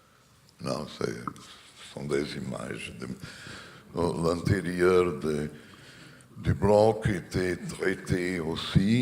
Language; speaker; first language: French; non-native, fluent; Portuguese